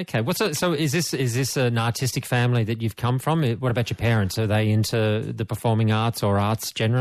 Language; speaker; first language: English; native; English